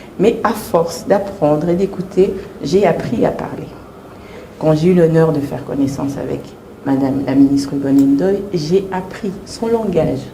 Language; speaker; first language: French; early bilingual, other home language; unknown